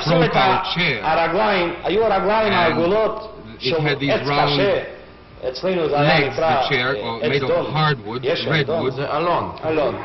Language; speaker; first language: Hebrew; non-native, fluent; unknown